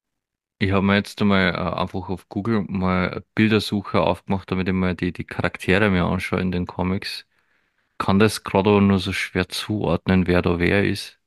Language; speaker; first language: German; native; German